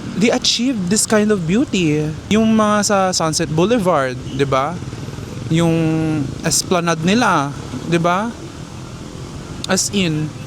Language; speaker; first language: Filipino; native; Filipino